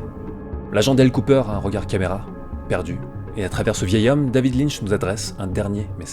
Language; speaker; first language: French; native; French